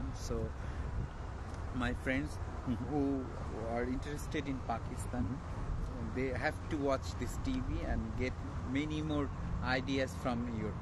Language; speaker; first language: English; non-native, learner; Bangla